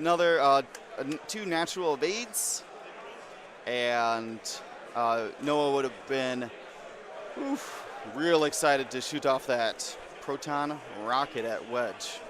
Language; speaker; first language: English; native; English